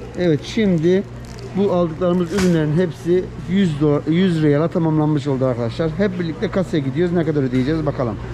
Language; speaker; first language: Turkish; native; Turkish